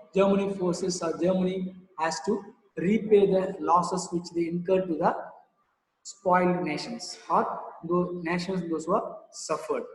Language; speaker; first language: English; non-native, local second language; Tamil